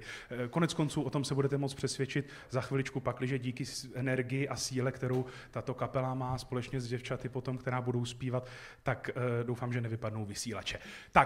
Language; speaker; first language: Czech; native; Czech